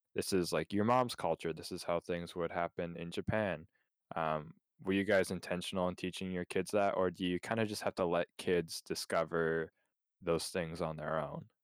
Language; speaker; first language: English; native; English